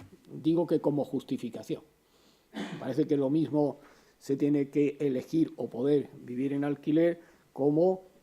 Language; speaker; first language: Spanish; native; Spanish